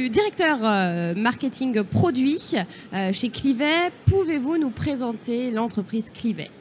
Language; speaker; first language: French; native; French